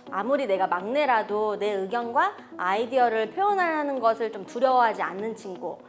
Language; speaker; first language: Korean; early bilingual, heritage; Korean